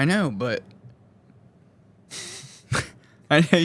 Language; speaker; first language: English; native; English